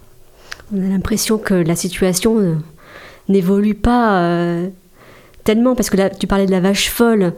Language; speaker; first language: French; native; French